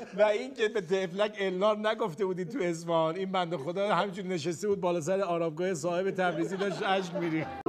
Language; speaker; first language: Persian; native; Persian